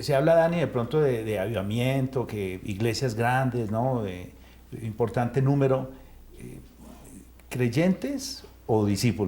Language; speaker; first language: Spanish; native; Spanish